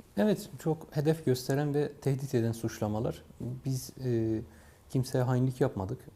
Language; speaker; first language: Turkish; non-native, local second language; Kurdish